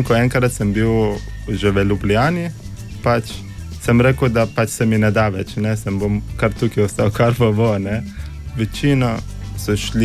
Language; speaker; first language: Slovenian; non-native, fluent; Persian